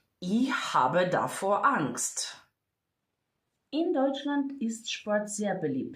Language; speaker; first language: German; non-native, fluent; Ukrainian